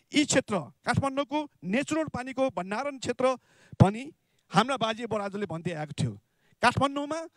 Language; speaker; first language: Nepali; non-native, local second language; Newari